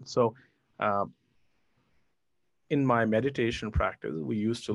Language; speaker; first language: English; non-native, local second language; Hindi